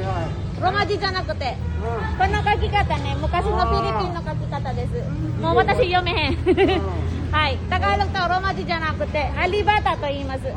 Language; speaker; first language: Japanese; non-native, fluent; Filipino